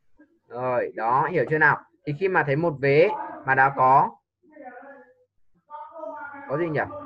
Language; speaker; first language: Vietnamese; native; Vietnamese